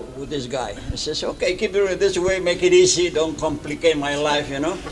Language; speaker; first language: English; non-native, fluent; Spanish